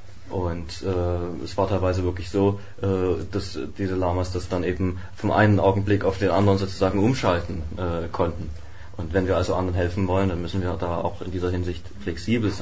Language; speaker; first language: German; native; German